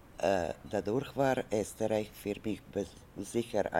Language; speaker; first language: German; non-native, learner; Croatian